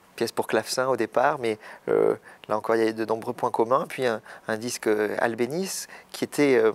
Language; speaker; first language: French; native; French